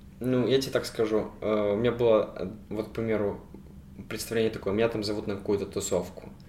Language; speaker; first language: Russian; native; Russian